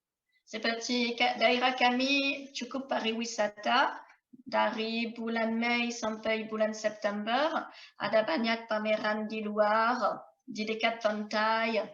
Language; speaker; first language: Indonesian; non-native, fluent; French